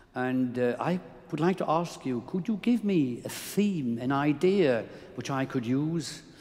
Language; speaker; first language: English; non-native, fluent; German